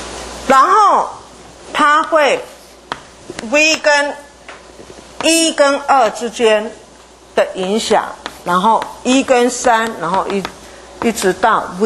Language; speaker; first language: Chinese; native; Chinese